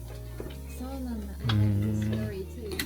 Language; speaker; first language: Japanese; native; Japanese